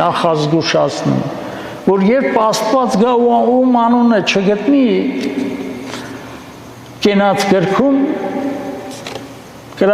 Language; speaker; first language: Armenian; native; Armenian